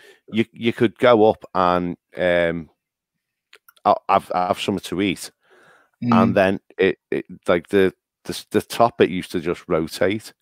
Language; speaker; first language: English; native; English